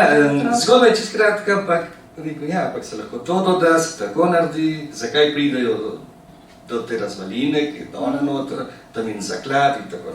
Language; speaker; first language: Slovenian; early bilingual, heritage; Slovenian